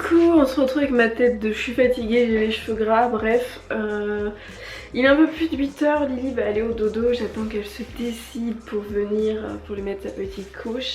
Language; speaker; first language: French; native; French